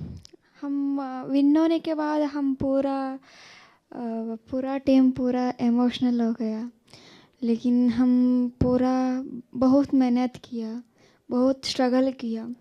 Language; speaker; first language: Hindi; non-native, local second language; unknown